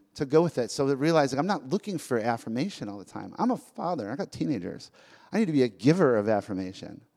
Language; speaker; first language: English; early bilingual, other home language; Spanish